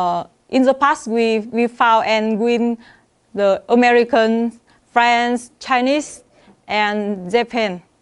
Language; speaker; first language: English; non-native, learner; Vietnamese